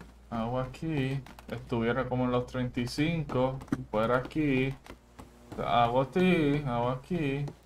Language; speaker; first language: Spanish; early bilingual, heritage; Spanish